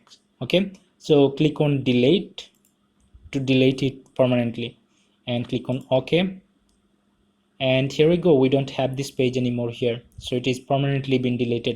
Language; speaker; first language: English; non-native, fluent; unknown